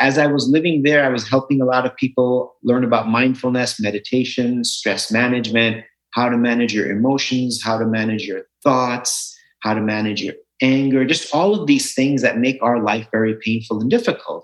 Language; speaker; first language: English; native; English